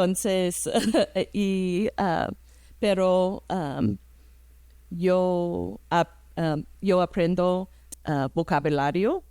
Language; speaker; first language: Spanish; early bilingual, heritage; English